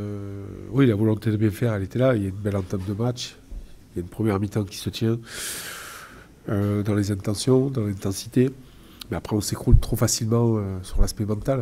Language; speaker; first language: French; native; French